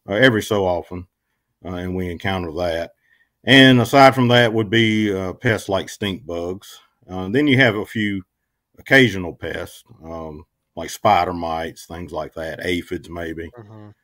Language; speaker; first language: English; native; English